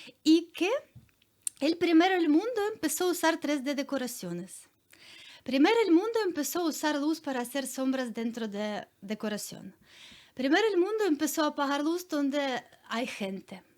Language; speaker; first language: Spanish; non-native, learner; Ukrainian